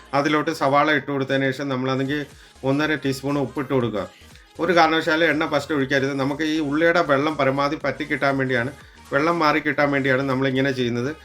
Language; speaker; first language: Malayalam; native; Malayalam